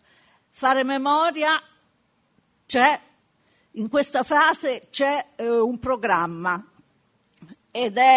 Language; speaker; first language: Italian; native; Italian